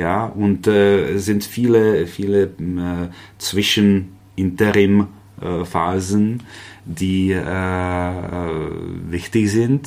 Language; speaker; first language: German; non-native, fluent; Czech